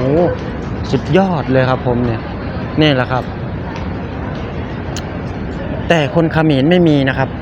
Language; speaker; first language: Thai; non-native, local second language; Lao